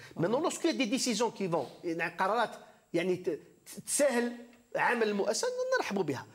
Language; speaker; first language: French; non-native, local second language; Arabic